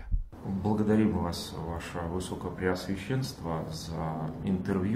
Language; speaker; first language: Russian; native; Russian